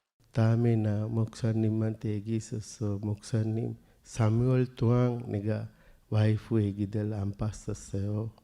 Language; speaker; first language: Korean; non-native, learner; Sinhala